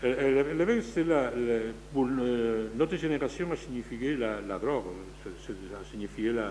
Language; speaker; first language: French; non-native, fluent; Spanish